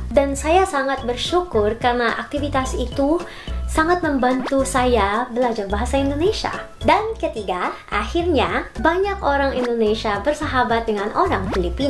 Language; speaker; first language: Indonesian; non-native, fluent; Filipino